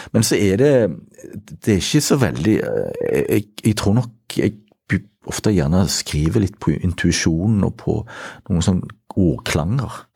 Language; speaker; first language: Norwegian; native; Norwegian